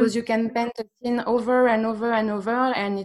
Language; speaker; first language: English; non-native, fluent; French